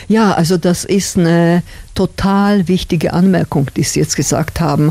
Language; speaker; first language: German; non-native, fluent; Slovak